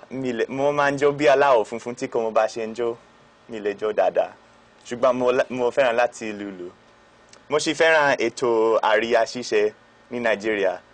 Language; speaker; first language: Yoruba; non-native, fluent; English